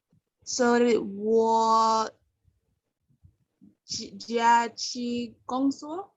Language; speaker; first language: Chinese; non-native, learner; English